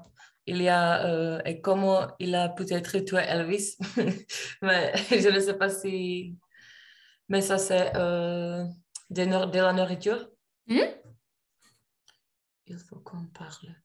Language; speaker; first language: French; non-native, learner; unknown